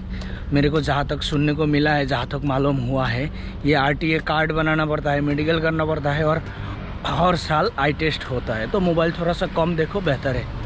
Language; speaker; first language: Hindi; non-native, local second language; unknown